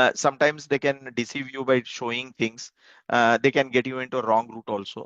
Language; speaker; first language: English; non-native, local second language; Kannada